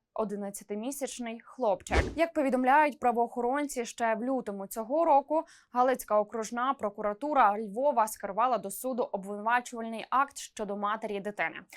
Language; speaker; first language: Ukrainian; native; Ukrainian